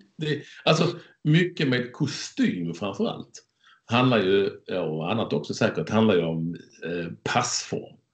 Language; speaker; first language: Swedish; native; Swedish